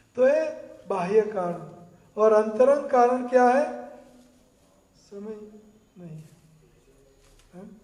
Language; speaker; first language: Hindi; non-native, learner; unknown